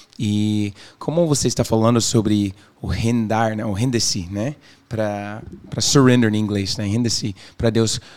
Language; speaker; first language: Portuguese; non-native, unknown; English